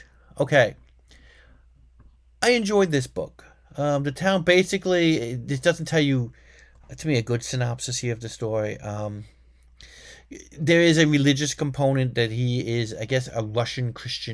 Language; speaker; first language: English; native; English